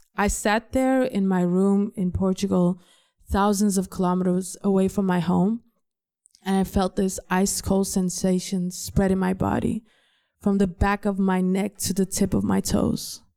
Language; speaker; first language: English; non-native, fluent; Danish